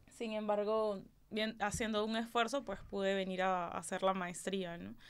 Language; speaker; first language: Spanish; native; Spanish